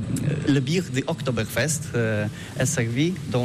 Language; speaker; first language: French; non-native, learner; Polish